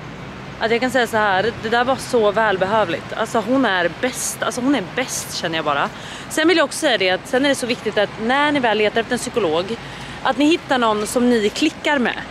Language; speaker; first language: Swedish; native; Swedish